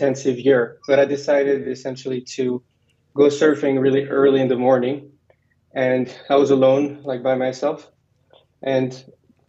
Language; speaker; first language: English; non-native, fluent; Arabic